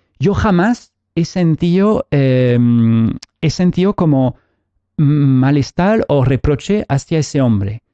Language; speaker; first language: Spanish; early bilingual, heritage; Spanish